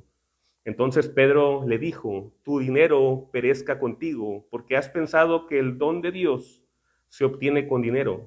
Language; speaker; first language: Spanish; native; Spanish